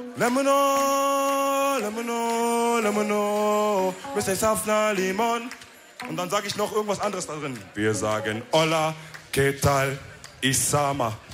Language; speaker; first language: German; early bilingual, other home language; Wolof